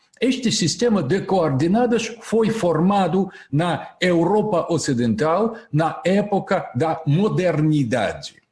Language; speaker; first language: Portuguese; non-native, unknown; Russian